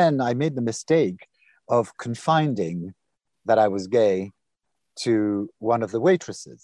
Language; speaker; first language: English; non-native, fluent; French